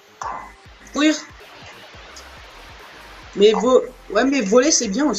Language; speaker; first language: French; native; French